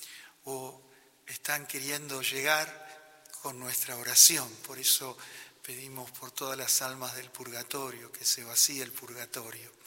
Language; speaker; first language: Spanish; native; Spanish